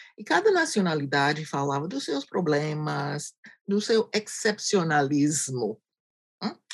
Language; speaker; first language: Portuguese; non-native, fluent; English